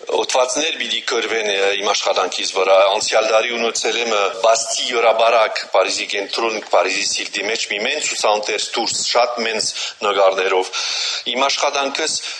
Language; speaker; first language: Armenian; early bilingual, heritage; Armenian